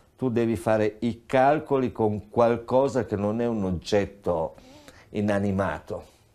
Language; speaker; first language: Italian; native; Italian